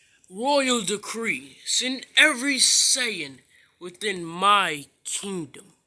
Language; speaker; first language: English; native; English